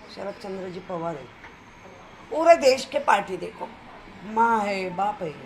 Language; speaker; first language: Hindi; non-native, local second language; Marathi